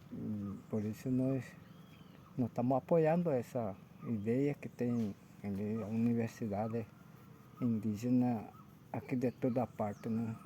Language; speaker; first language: Portuguese; non-native, local second language; Guarani